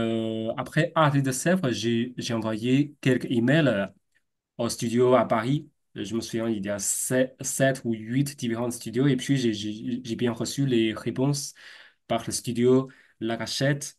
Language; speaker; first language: French; non-native, fluent; Chinese